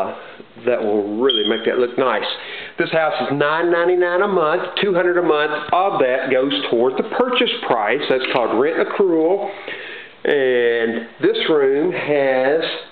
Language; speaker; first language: English; native; English